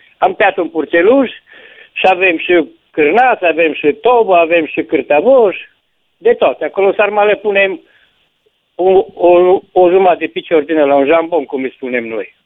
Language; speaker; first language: Romanian; native; Romanian